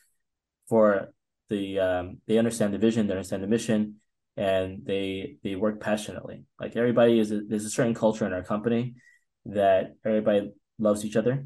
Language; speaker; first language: English; native; English